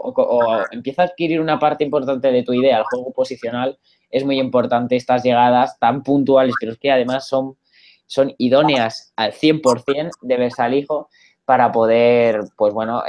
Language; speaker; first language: Spanish; native; Spanish